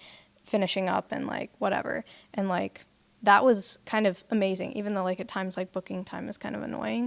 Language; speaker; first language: English; native; English